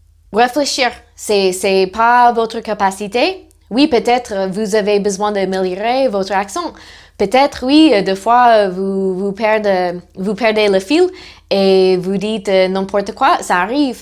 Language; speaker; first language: French; non-native, fluent; English